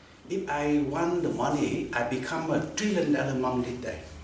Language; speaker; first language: English; non-native, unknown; Vietnamese